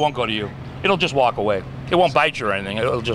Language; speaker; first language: English; native; English